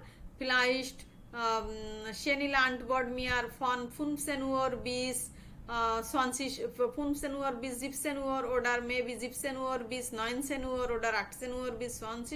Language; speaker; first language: German; non-native, learner; Bangla